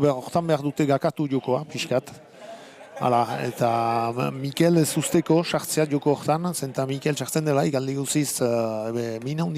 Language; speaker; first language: Basque; native; Basque